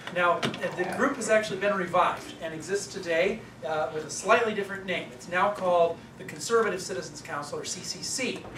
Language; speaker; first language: English; native; English